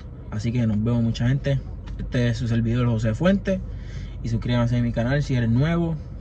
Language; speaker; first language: Spanish; early bilingual, heritage; Spanish